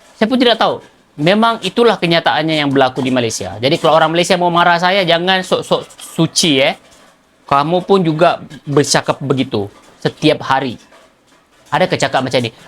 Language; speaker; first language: Malay; native; Malay